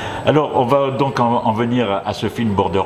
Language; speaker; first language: French; native; French